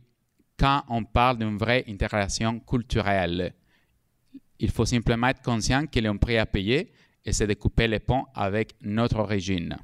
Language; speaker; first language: French; non-native, fluent; Spanish